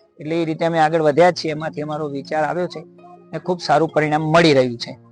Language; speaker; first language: Gujarati; native; Gujarati